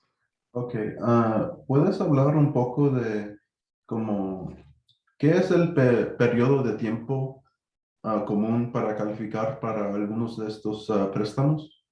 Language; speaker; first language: Spanish; early bilingual, heritage; Spanish